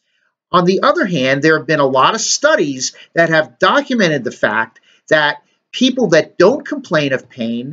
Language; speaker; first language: English; native; English